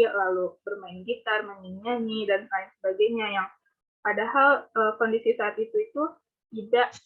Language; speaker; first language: Indonesian; native; Indonesian